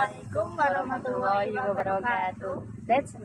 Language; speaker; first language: English; non-native, learner; Indonesian